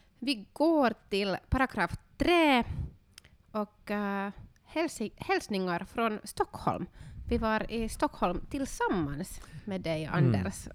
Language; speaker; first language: Swedish; non-native, learner; Finnish